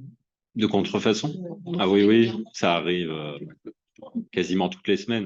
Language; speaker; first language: French; native; French